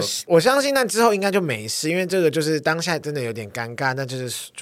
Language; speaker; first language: Chinese; native; Chinese